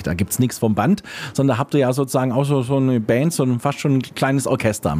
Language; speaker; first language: German; native; German